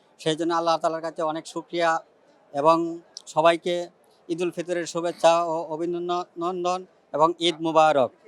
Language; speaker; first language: Bangla; native; Bangla